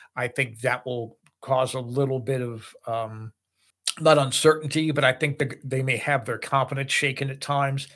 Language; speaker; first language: English; native; English